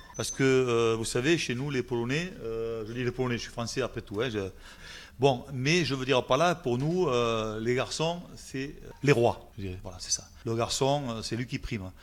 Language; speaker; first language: French; native; French